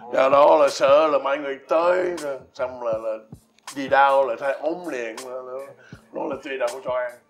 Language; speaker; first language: Vietnamese; early bilingual, heritage; English